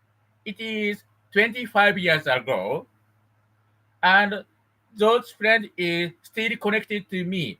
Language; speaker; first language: English; non-native, learner; Japanese